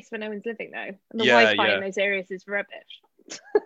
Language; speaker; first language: English; native; English